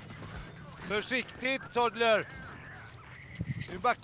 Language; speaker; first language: Swedish; native; Swedish